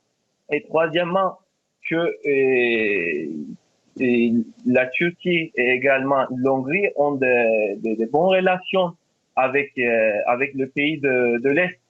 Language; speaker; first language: French; non-native, fluent; Turkish